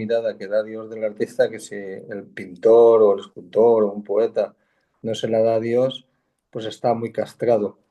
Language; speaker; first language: Spanish; native; Spanish